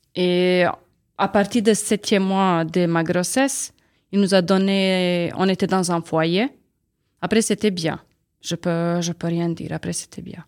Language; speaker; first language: French; non-native, learner; Serbian